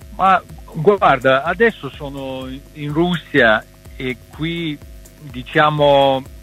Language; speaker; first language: Italian; non-native, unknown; Russian